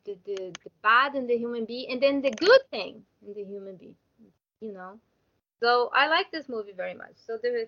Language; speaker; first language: English; non-native, learner; Portuguese